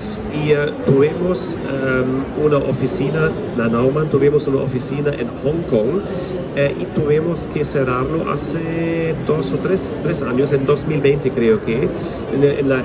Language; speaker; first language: Spanish; non-native, fluent; German